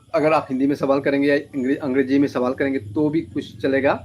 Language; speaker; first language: Hindi; non-native, local second language; Bangla